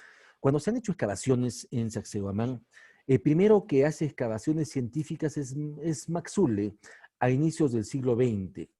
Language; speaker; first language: Spanish; native; Spanish